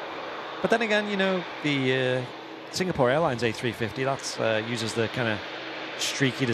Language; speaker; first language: English; native; English